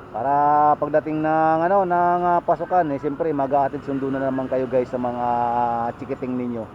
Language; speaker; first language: Filipino; native; Filipino